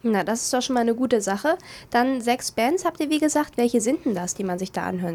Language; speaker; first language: German; native; German